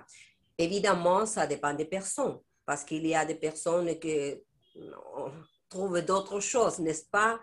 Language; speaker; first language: French; non-native, fluent; Spanish